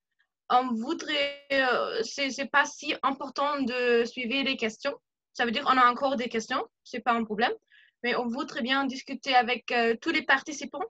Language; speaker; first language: French; non-native, fluent; German